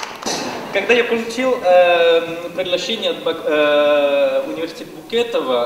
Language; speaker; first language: Russian; non-native, fluent; French